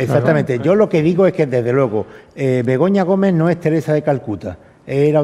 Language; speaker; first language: Spanish; native; Spanish